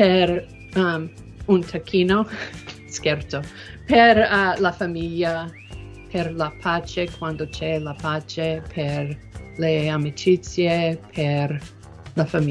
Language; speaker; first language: Italian; non-native, learner; English